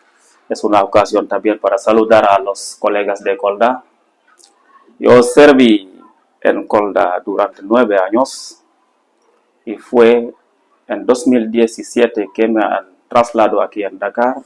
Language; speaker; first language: Spanish; non-native, fluent; Serer